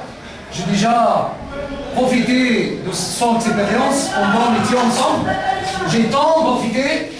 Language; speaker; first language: French; non-native, fluent; Arabic